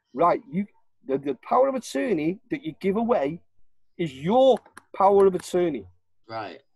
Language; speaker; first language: English; native; English